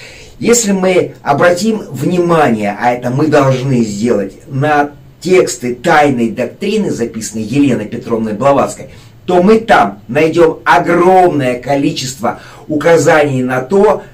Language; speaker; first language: Russian; native; Russian